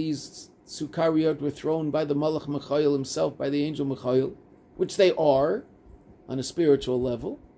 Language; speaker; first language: English; native; English